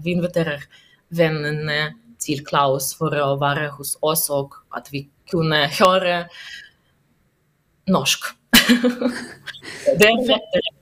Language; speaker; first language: Norwegian; non-native, learner; Russian